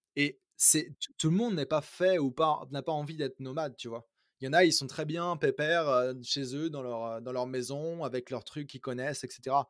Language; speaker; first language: French; native; French